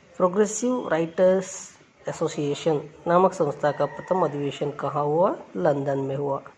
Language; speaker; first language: Hindi; non-native, local second language; Kannada